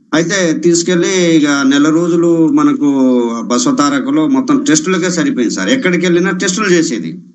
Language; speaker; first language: Telugu; non-native, local second language; Lambadi